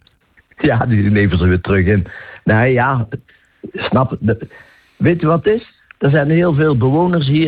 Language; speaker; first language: Dutch; native; Dutch